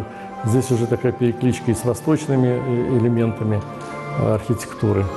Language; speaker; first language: Russian; native; Russian